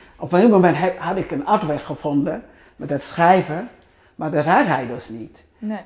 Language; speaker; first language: Dutch; non-native, fluent; Arabic